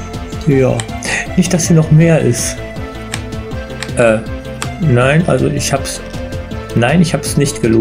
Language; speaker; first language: German; native; German